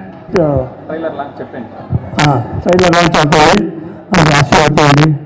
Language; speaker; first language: Telugu; non-native, learner; Malayalam